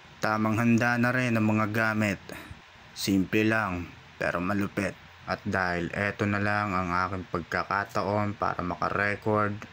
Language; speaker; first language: Filipino; non-native, local second language; Bikol